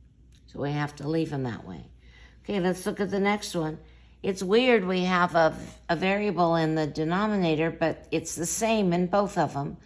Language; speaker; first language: English; native; English